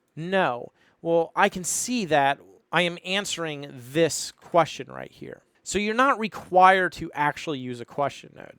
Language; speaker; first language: English; native; English